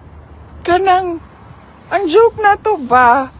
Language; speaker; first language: Filipino; non-native, local second language; Cebuano